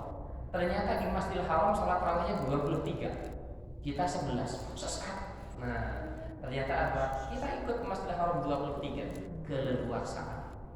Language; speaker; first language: Indonesian; native; Indonesian